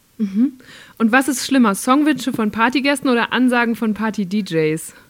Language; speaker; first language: German; native; German